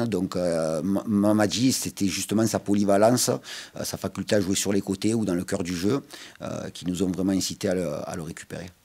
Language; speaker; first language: French; native; French